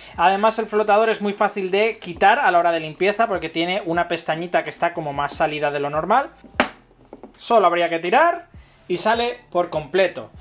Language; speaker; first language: Spanish; native; Spanish